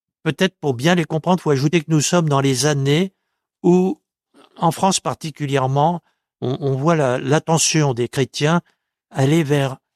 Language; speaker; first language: French; native; French